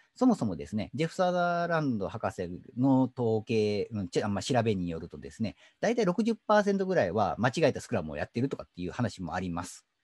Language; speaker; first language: Japanese; native; Japanese